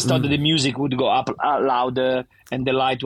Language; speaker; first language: English; non-native, fluent; Italian